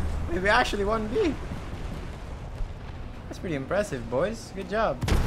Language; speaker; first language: English; native; English